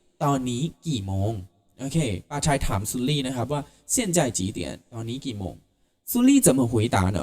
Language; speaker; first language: Chinese; non-native, fluent; Thai